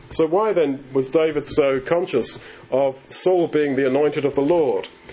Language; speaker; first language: English; native; English